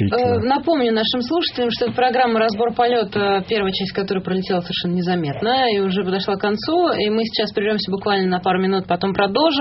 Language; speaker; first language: Russian; native; Russian